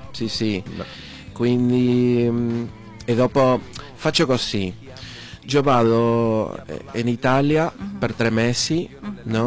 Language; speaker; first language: Italian; non-native, learner; Spanish